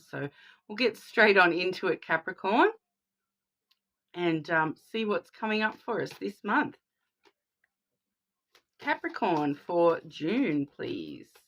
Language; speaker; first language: English; native; English